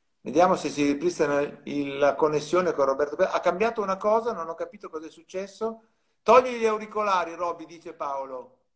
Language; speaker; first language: Italian; native; Italian